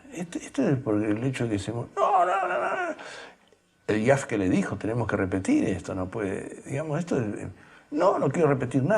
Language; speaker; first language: Spanish; native; Spanish